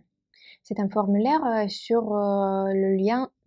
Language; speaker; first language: French; non-native, fluent; Russian